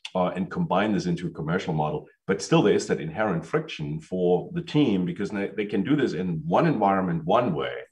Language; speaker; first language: English; non-native, fluent; German